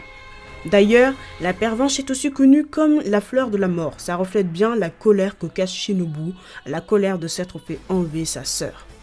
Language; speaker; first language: French; native; French